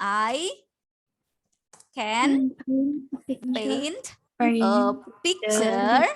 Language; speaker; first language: English; non-native, fluent; Indonesian